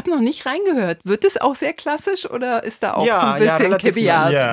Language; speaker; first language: German; native; German